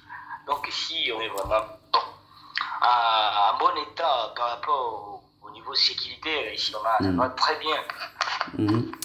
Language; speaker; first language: French; non-native, local second language; Rundi